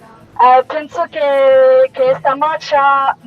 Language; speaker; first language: Spanish; non-native, learner; French